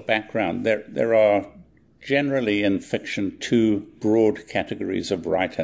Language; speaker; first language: English; native; English